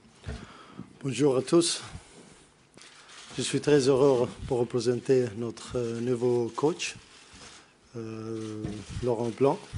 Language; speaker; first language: French; non-native, learner; Arabic